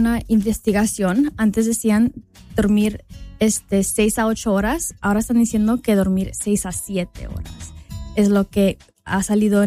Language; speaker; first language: Spanish; early bilingual, heritage; Spanish